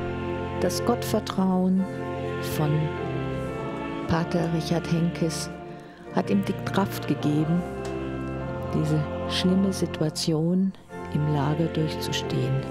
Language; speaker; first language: German; native; German